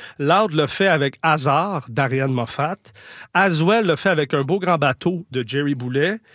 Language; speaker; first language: French; native; French